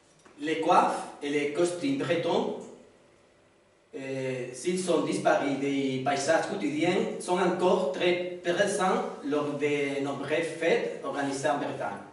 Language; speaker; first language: French; non-native, learner; Spanish